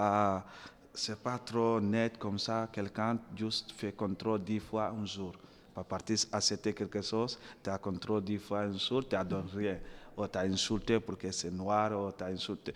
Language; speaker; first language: French; non-native, learner; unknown